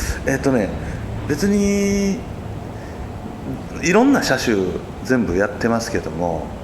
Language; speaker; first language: Japanese; native; Japanese